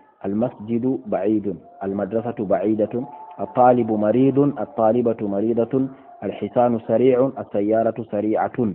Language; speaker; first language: Arabic; non-native, fluent; Fula